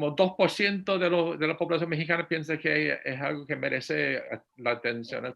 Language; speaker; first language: Spanish; non-native, fluent; English